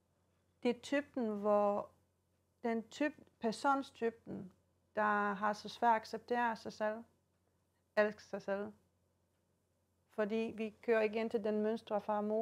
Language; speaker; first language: Danish; non-native, fluent; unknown